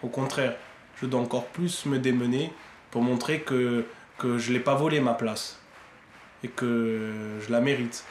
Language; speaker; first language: French; native; French